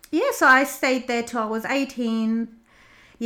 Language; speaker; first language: English; non-native, fluent; Greek